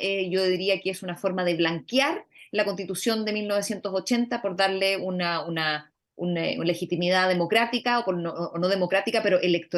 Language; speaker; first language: Spanish; native; Spanish